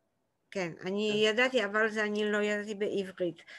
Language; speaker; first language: Hebrew; non-native, learner; Polish